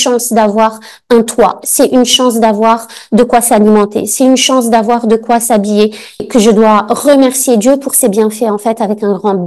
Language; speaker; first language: French; native; French